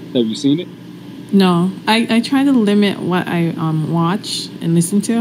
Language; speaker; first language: English; native; English